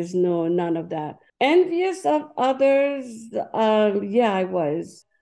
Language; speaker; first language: English; non-native, fluent; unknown